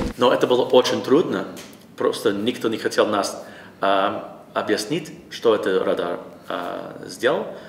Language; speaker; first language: Russian; non-native, learner; English